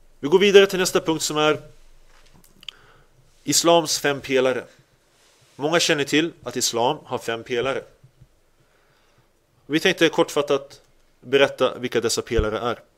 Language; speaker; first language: Swedish; early bilingual, other home language; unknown